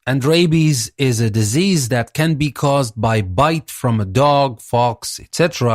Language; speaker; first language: English; non-native, fluent; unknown